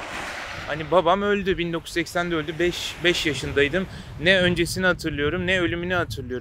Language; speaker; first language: Turkish; native; Turkish